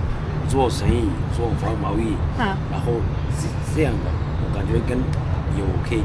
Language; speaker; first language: Chinese; non-native, learner; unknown